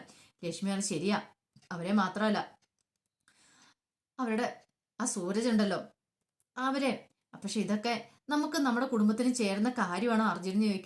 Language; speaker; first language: Malayalam; native; Malayalam